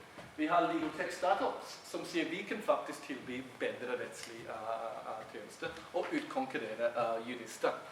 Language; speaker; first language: Norwegian; non-native, fluent; English